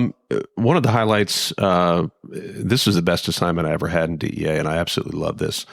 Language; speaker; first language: English; native; English